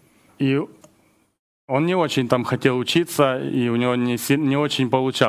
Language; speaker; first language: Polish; non-native, learner; Russian